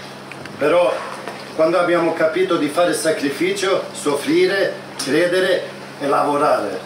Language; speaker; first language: Italian; non-native, fluent; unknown